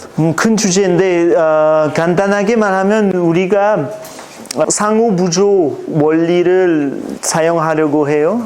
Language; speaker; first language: Korean; non-native, fluent; French